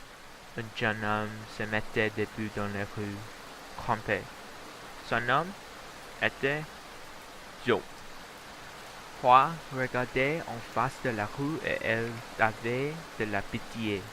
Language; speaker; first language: French; non-native, learner; Vietnamese